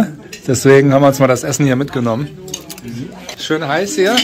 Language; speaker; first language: German; native; German